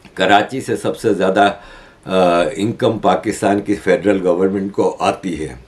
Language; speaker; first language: Urdu; native; Urdu